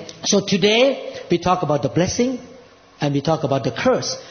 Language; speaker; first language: English; non-native, fluent; Thai